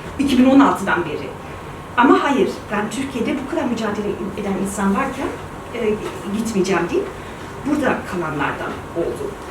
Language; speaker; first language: Turkish; early bilingual, heritage; Turkish